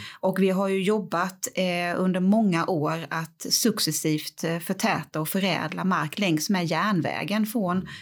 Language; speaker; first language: Swedish; native; Swedish